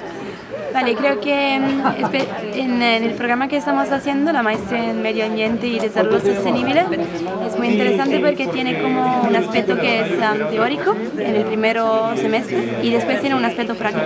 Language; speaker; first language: Spanish; non-native, fluent; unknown